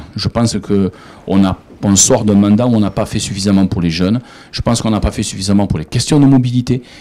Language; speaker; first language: French; native; French